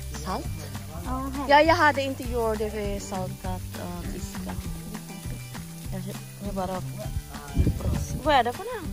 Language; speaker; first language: English; non-native, learner; Filipino